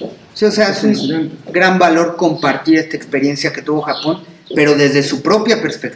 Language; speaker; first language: Spanish; native; Spanish